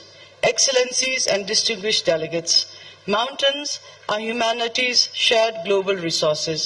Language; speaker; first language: English; non-native, fluent; Nepali